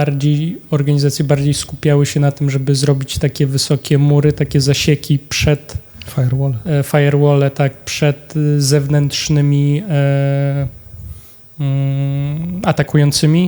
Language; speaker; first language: Polish; native; Polish